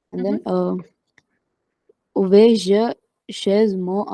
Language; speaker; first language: French; non-native, learner; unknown